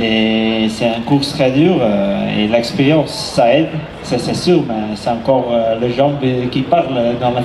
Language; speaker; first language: French; non-native, fluent; Dutch